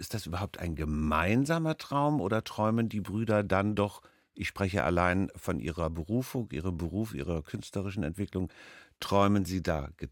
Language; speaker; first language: German; native; German